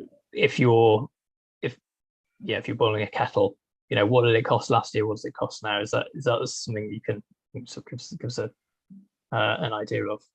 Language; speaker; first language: English; native; English